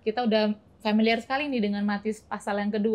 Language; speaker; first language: Indonesian; native; Indonesian